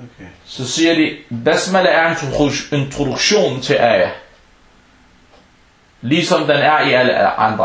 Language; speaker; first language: Danish; non-native, fluent; Arabic